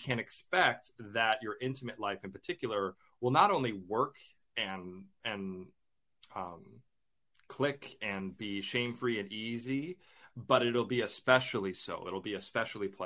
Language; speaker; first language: English; native; English